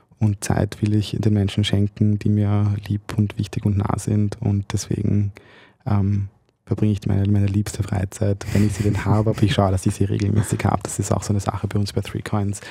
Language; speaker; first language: German; early bilingual, other home language; Bosnian